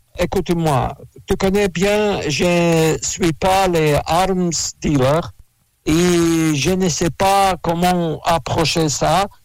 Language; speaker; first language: French; non-native, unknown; Russian